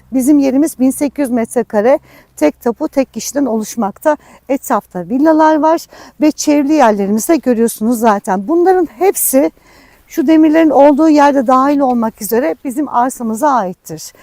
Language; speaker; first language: Turkish; native; Turkish